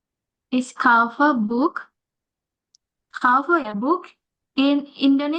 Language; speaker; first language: German; non-native, learner; Indonesian